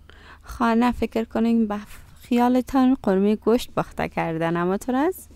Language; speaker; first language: Persian; native; Persian